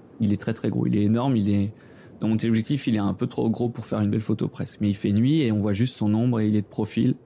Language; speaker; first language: French; native; French